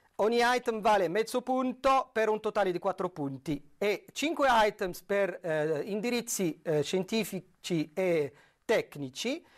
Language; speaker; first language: Italian; non-native, fluent; Arabic